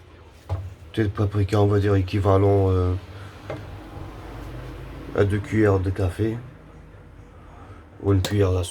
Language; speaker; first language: French; native; French